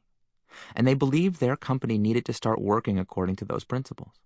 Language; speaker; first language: English; native; English